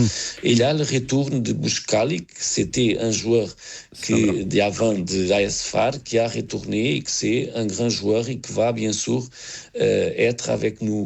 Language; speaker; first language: French; non-native, learner; Portuguese